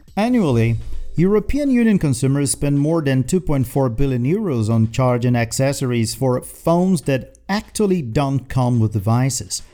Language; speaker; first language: English; non-native, fluent; Portuguese